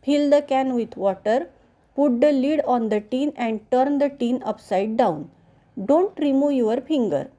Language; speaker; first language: English; non-native, local second language; Marathi